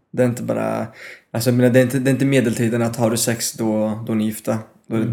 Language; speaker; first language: Swedish; non-native, fluent; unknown